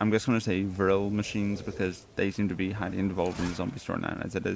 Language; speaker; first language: English; native; English